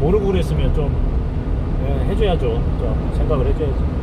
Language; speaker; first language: Korean; native; Korean